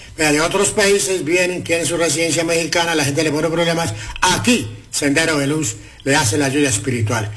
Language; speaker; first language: Spanish; native; Spanish